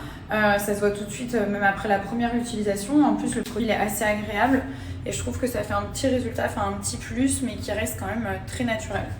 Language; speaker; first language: French; native; French